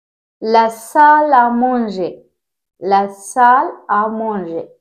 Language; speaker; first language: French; non-native, fluent; Tamil